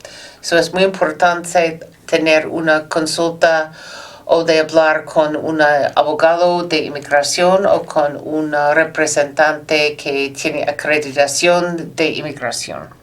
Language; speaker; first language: Spanish; non-native, learner; English